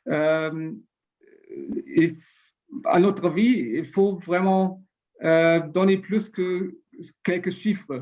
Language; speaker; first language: French; non-native, learner; German